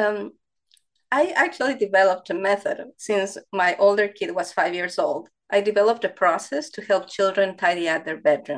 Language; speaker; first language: English; non-native, fluent; Spanish